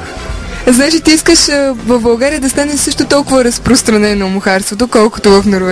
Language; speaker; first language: Bulgarian; native; Bulgarian